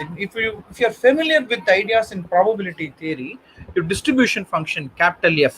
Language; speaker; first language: English; non-native, local second language; Tamil